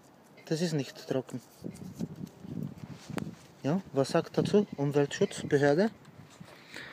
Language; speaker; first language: German; non-native, fluent; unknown